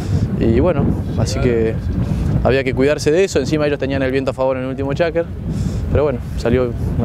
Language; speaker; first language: Spanish; native; Spanish